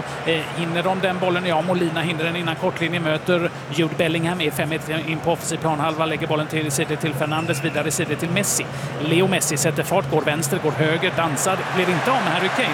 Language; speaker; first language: Swedish; native; Swedish